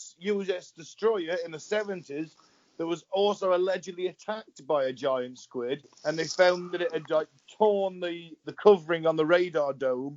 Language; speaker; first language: English; native; English